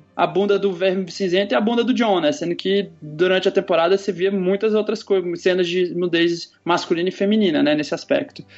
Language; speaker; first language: Portuguese; native; Portuguese